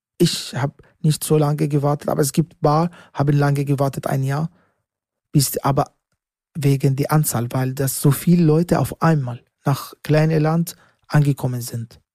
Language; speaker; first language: German; non-native, learner; Arabic